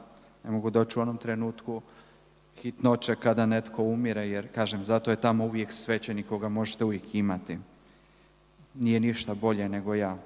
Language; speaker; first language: Croatian; native; Croatian